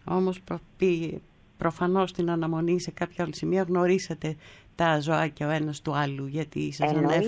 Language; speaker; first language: Greek; native; Greek